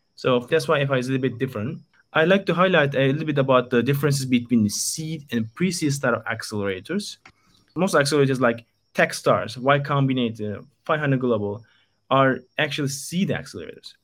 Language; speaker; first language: English; non-native, fluent; Turkish